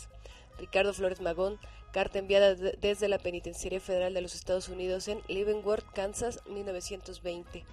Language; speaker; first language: Spanish; native; Spanish